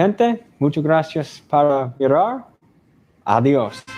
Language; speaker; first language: Spanish; non-native, learner; English